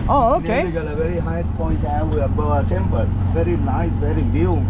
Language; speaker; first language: English; non-native, local second language; Sinhala